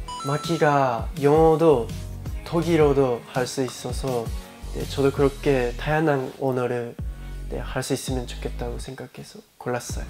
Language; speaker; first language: Korean; non-native, fluent; Japanese